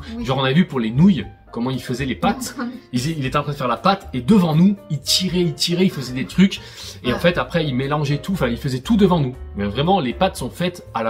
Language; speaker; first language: French; native; French